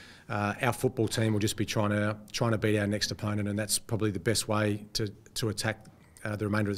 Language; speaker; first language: English; native; English